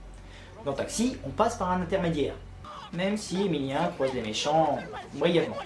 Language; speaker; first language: French; native; French